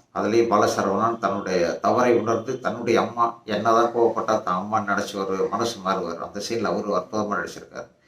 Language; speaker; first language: Tamil; native; Tamil